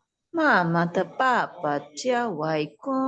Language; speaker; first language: Chinese; non-native, learner; Indonesian